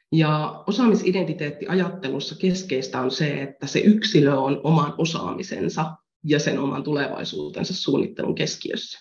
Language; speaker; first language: Finnish; native; Finnish